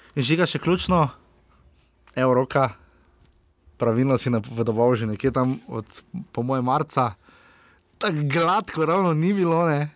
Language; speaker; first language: Slovenian; native; Slovenian